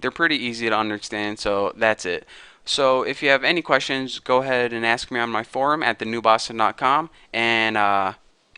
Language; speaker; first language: English; native; English